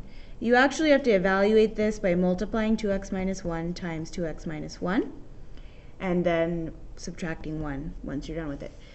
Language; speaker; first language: English; native; English